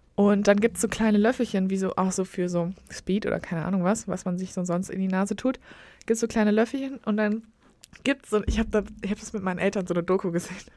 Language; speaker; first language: German; native; German